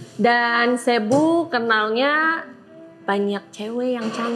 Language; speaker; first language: Indonesian; non-native, learner; Filipino